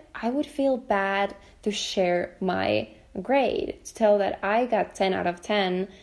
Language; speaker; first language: English; non-native, fluent; Finnish